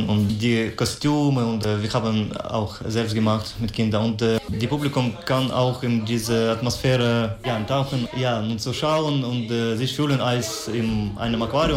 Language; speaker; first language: German; non-native, fluent; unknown